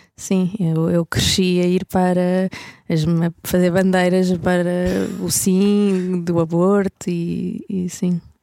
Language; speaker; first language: Portuguese; native; Portuguese